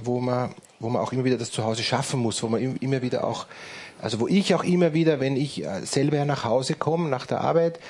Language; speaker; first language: German; native; German